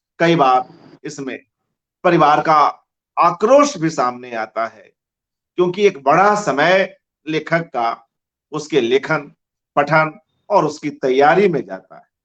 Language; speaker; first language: Hindi; native; Hindi